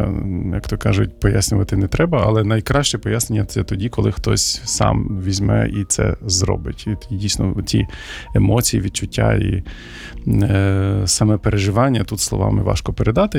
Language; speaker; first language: Ukrainian; native; Ukrainian